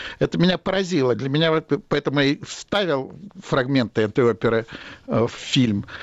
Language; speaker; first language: Russian; native; Russian